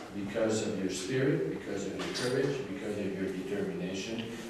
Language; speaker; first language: English; non-native, fluent; French